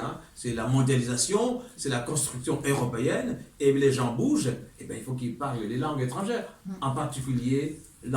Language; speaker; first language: French; native; French